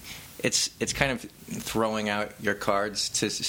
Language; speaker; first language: English; native; English